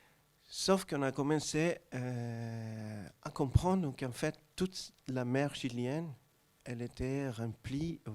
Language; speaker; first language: French; non-native, fluent; Spanish